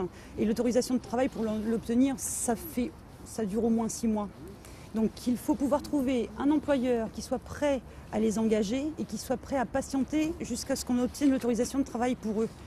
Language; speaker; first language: French; native; French